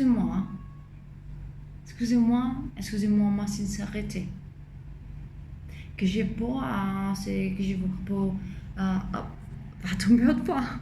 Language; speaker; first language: French; non-native, fluent; Spanish